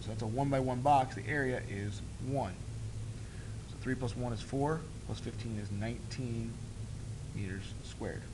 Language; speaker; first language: English; native; English